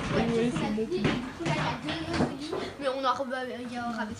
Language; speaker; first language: French; native; French